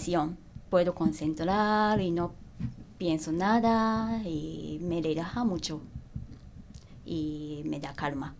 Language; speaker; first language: Spanish; non-native, learner; Japanese